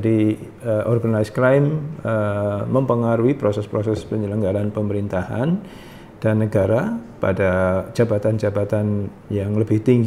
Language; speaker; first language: Indonesian; native; Indonesian